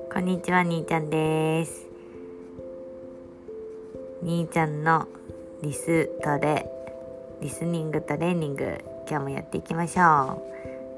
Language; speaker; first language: Japanese; native; Japanese